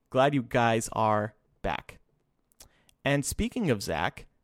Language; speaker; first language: English; native; English